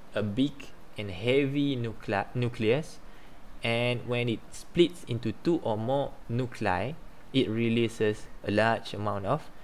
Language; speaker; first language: English; non-native, local second language; Malay